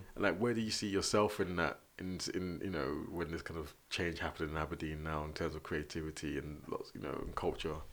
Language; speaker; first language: English; native; English